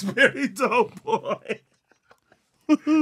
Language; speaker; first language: English; native; English